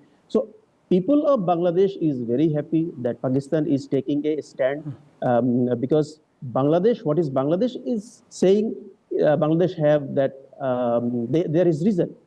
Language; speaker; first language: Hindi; non-native, learner; Bangla